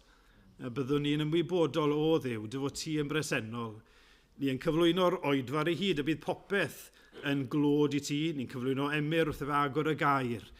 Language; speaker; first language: Welsh; native; Welsh